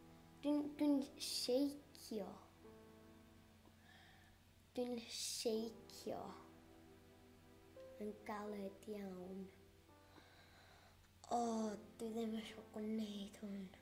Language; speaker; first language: Welsh; non-native, local second language; English